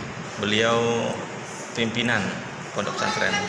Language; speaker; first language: Indonesian; native; Indonesian